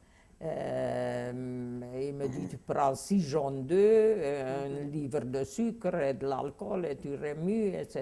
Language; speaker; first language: French; non-native, fluent; Hungarian